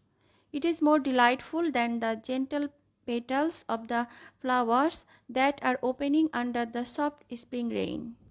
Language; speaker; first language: English; non-native, local second language; Bangla